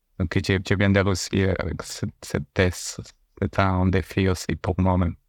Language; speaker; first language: French; non-native, fluent; Spanish